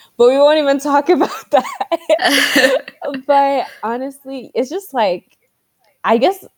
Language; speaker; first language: English; native; English